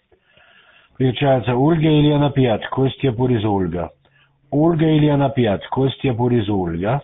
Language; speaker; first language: Russian; non-native, learner; German